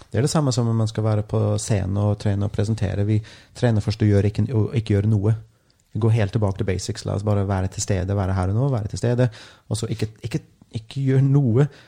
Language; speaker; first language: Norwegian; non-native, fluent; English